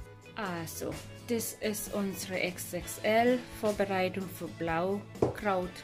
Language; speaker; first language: German; non-native, fluent; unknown